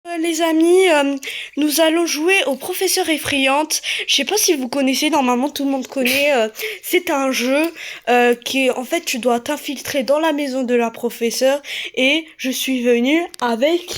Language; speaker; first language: French; native; French